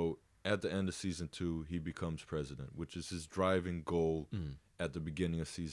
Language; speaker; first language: English; native; English